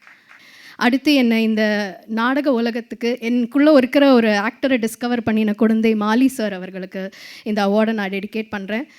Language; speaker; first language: Tamil; native; Tamil